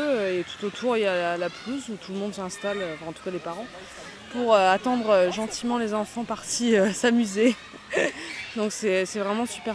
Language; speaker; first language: French; native; French